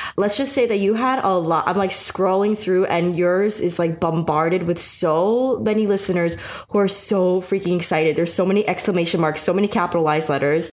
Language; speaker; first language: English; native; English